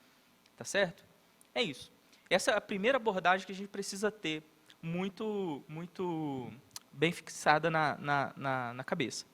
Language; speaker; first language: Portuguese; native; Portuguese